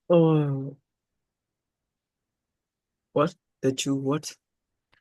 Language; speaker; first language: English; non-native, learner; Vietnamese